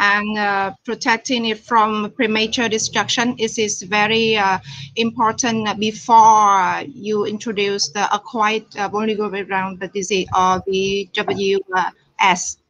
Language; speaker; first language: English; non-native, fluent; Vietnamese